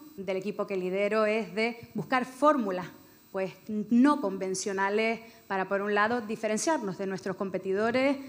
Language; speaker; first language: Spanish; native; Spanish